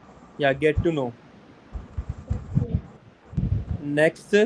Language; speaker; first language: English; non-native, local second language; Hindi